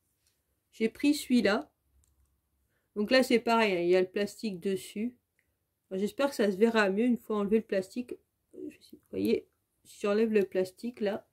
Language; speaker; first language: French; native; French